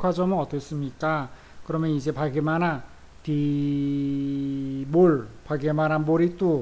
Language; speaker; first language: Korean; native; Korean